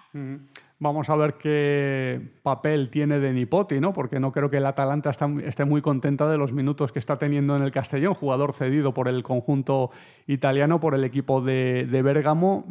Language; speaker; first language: Spanish; native; Spanish